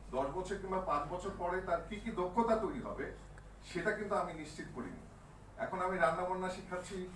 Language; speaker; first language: Bangla; native; Bangla